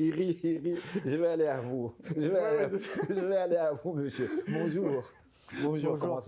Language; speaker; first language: French; native; French